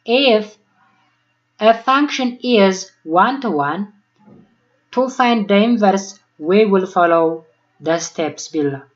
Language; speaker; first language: English; non-native, local second language; Amharic